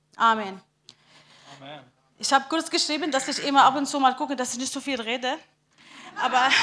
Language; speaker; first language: German; non-native, learner; Arabic